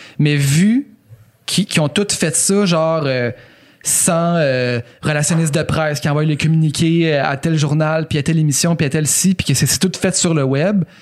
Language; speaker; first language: French; native; French